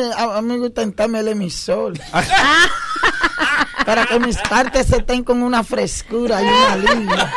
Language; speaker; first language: Spanish; native; Spanish